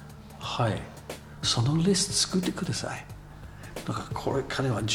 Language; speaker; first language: Japanese; non-native, learner; English